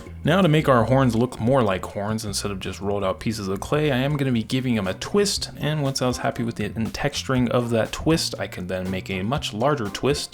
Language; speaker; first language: English; native; English